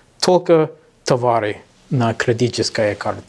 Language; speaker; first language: Russian; non-native, learner; English